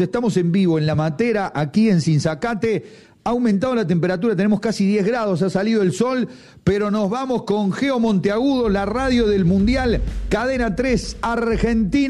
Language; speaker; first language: Spanish; native; Spanish